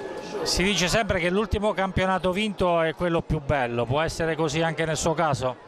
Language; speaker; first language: Italian; native; Italian